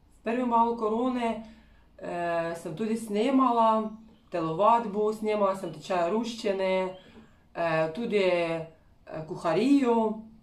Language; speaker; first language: Slovenian; non-native, fluent; Ukrainian